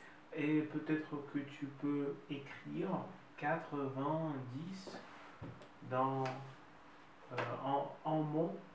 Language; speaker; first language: French; non-native, fluent; Russian